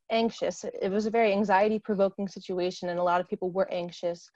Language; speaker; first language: English; native; English